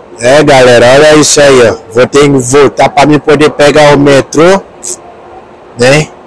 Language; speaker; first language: Portuguese; non-native, learner; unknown